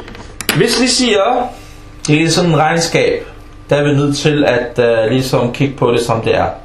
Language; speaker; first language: Danish; early bilingual, other home language; Arabic